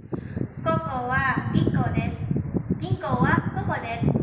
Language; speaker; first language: Japanese; non-native, learner; Indonesian